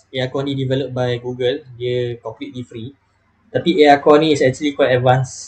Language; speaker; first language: English; non-native, local second language; Malay